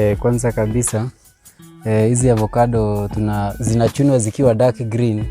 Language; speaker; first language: Swahili; non-native, local second language; Kikuyu